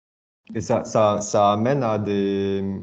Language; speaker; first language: French; native; French